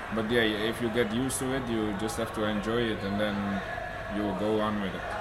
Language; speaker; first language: English; non-native, fluent; Dutch